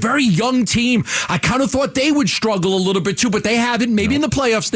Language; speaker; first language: English; native; English